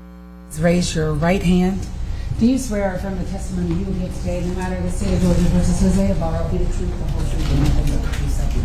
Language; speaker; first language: English; native; English